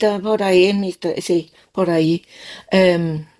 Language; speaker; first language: Spanish; non-native, learner; Danish